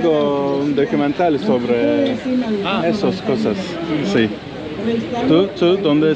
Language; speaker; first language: Spanish; non-native, learner; Turkish